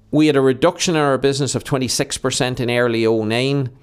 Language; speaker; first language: English; native; English